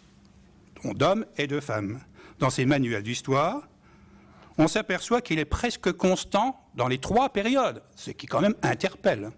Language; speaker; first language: French; native; French